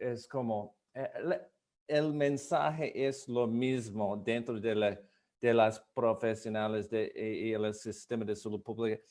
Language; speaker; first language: Spanish; non-native, fluent; English